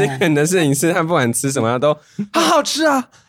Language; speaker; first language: Chinese; non-native, learner; English